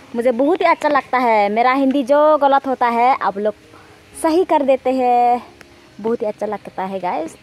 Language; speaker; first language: Hindi; non-native, local second language; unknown